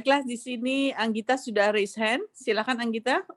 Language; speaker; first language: Indonesian; native; Indonesian